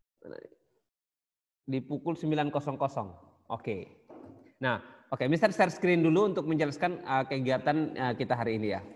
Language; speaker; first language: Indonesian; native; Indonesian